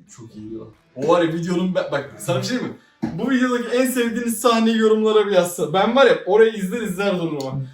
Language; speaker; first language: Turkish; native; Turkish